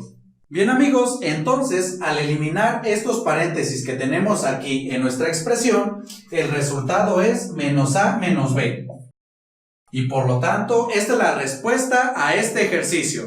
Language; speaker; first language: Spanish; native; Spanish